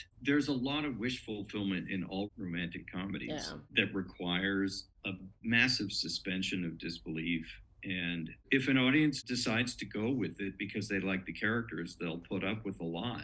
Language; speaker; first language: English; native; English